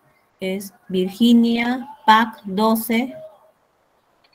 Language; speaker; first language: Spanish; native; Spanish